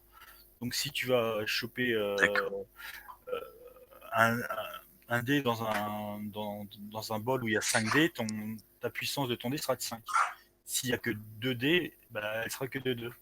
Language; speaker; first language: French; native; French